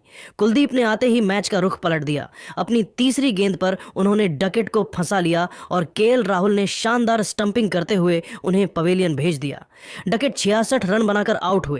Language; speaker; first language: Hindi; native; Hindi